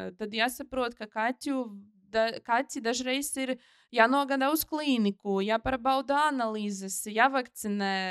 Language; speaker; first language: Latvian; non-native, local second language; Russian